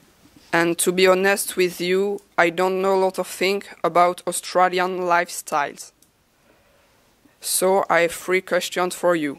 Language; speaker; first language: English; non-native, learner; French